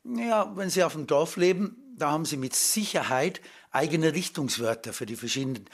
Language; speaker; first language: German; native; German